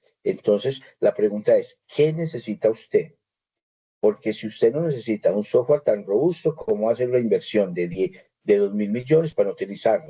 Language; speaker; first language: Spanish; native; Spanish